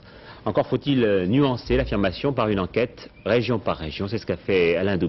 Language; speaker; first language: French; native; French